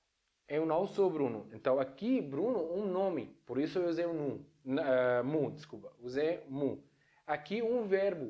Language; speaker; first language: Portuguese; non-native, fluent; Arabic